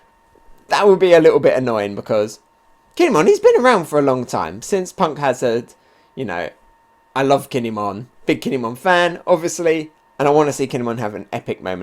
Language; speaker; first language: English; native; English